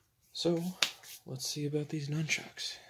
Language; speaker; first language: English; native; English